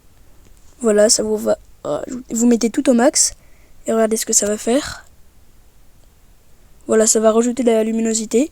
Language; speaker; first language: French; native; French